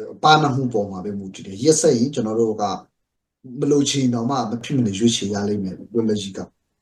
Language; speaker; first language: Burmese; non-native, local second language; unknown